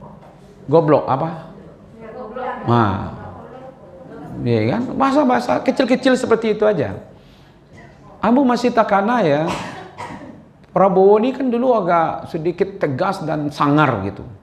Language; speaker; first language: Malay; non-native, local second language; Minangkabau